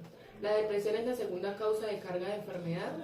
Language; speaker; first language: Spanish; native; Spanish